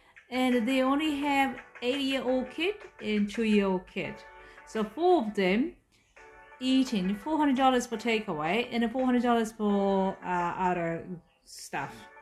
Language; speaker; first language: English; non-native, fluent; Japanese